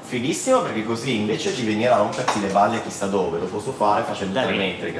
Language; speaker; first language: Italian; native; Italian